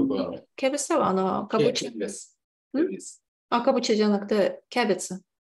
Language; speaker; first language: Japanese; non-native, fluent; Tatar